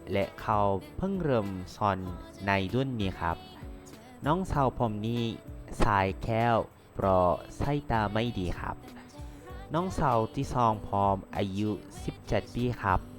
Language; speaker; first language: Thai; non-native, learner; Malay